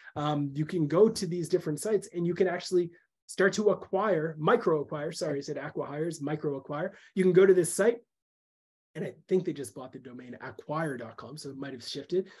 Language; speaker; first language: English; native; English